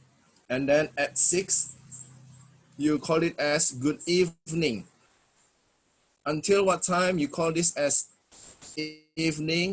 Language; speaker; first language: English; non-native, fluent; Indonesian